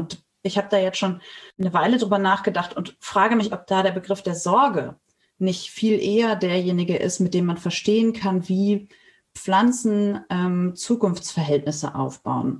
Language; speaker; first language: German; native; German